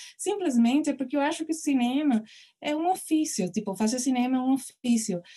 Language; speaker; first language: Portuguese; non-native, fluent; Spanish